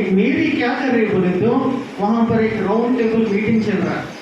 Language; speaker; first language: Hindi; non-native, local second language; Telugu